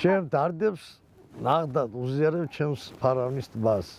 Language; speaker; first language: Georgian; native; Georgian